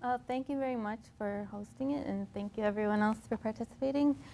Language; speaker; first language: English; native; English